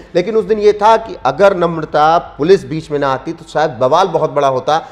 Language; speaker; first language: Hindi; native; Hindi